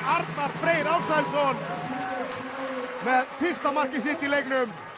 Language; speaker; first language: Icelandic; native; Icelandic